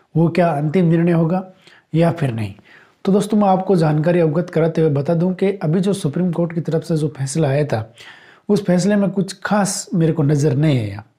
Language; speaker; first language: Hindi; native; Hindi